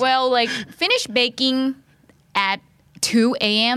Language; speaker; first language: English; non-native, fluent; Thai